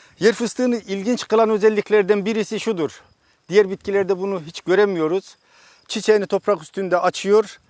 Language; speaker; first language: Turkish; native; Turkish